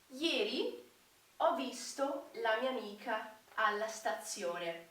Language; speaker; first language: Italian; non-native, fluent; Portuguese